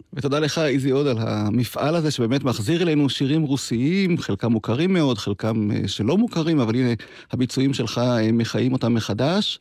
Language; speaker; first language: Hebrew; native; Hebrew